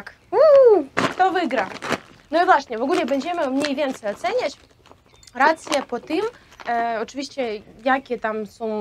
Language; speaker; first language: Polish; non-native, fluent; Russian